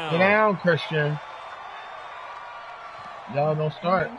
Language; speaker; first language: English; native; English